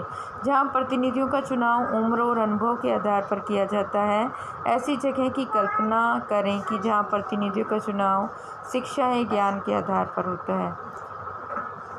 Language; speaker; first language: Hindi; native; Hindi